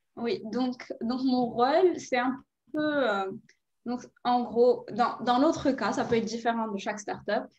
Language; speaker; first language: French; non-native, local second language; Arabic